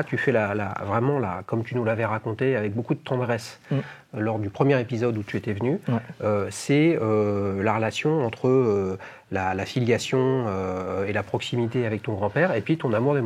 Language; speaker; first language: French; native; French